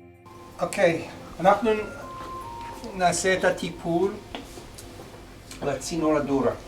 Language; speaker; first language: Hebrew; non-native, fluent; English